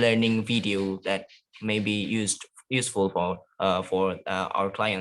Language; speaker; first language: English; non-native, fluent; Indonesian